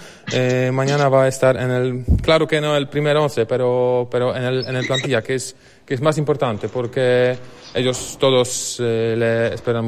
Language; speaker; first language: Spanish; non-native, fluent; Polish